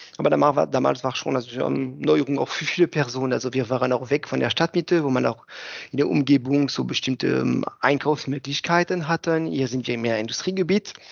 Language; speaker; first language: German; non-native, fluent; French